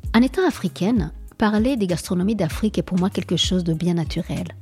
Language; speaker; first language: French; non-native, local second language; Kinyarwanda